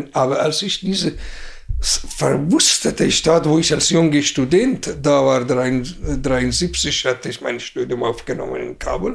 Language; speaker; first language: German; non-native, fluent; Persian